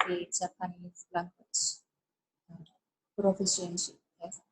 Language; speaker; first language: English; non-native, learner; Japanese